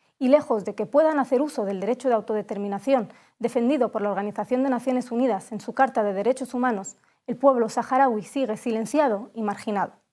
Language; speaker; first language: Spanish; native; Spanish